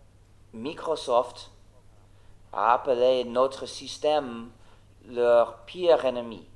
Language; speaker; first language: French; non-native, fluent; English